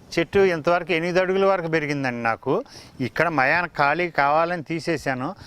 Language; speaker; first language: Telugu; native; Telugu